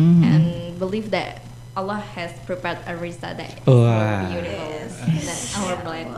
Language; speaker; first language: English; non-native, learner; Indonesian